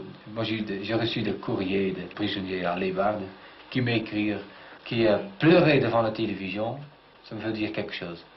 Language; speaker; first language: French; non-native, fluent; Dutch